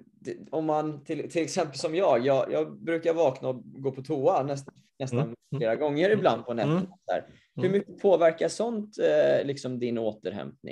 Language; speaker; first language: Swedish; native; Swedish